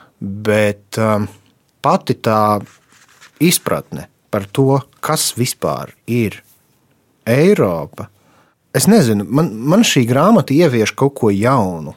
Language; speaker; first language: Latvian; native; Latvian